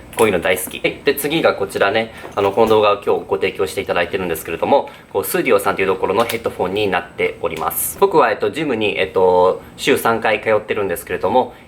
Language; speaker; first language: Japanese; early bilingual, heritage; Japanese